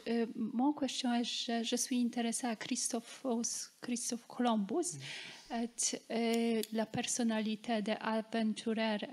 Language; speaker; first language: French; non-native, learner; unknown